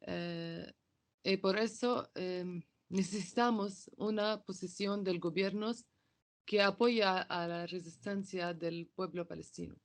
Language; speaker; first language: Spanish; non-native, local second language; Arabic